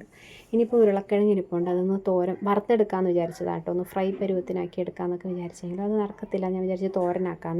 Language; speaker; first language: Malayalam; native; Malayalam